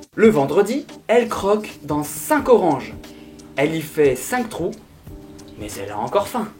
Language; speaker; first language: French; native; French